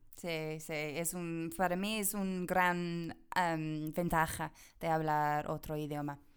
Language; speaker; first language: Spanish; non-native, fluent; English